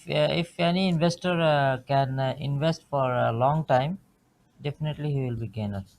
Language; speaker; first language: English; non-native, local second language; Bangla